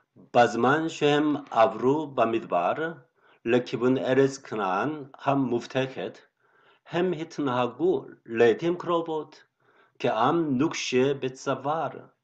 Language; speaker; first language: Hebrew; non-native, fluent; Korean